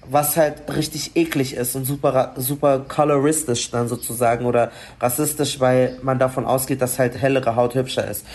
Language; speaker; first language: German; early bilingual, other home language; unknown